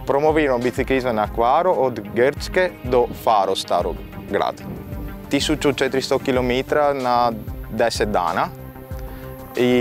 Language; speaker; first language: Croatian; non-native, learner; Italian